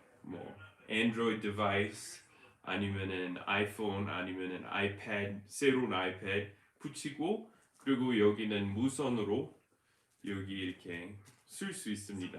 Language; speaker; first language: Korean; non-native, fluent; English